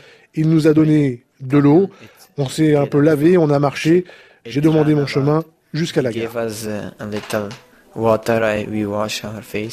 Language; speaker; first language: French; non-native, fluent; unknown